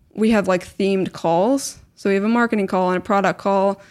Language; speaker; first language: English; native; English